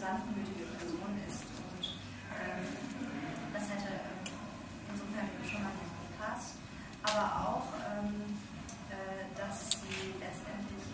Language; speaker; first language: German; native; German